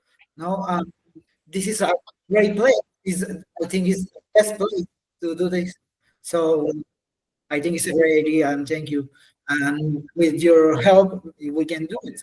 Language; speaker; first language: English; non-native, learner; Spanish